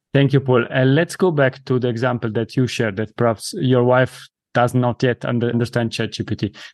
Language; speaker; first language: English; non-native, fluent; Italian